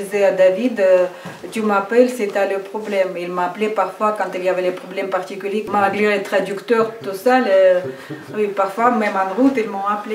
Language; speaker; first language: French; non-native, fluent; Ukrainian